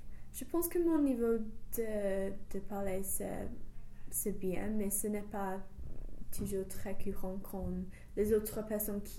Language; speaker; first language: French; non-native, fluent; English